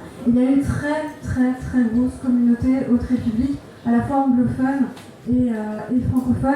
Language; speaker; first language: French; native; French